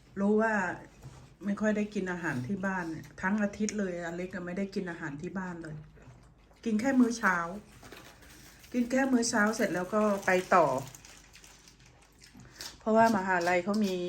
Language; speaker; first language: Thai; native; Thai